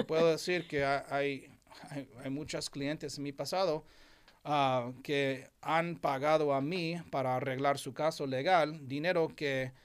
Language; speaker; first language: Spanish; non-native, fluent; English